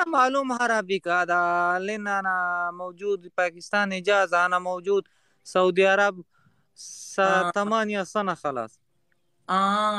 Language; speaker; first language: Arabic; non-native, learner; Pashto